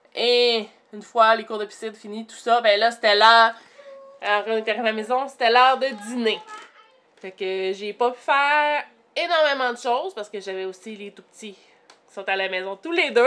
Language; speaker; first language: French; native; French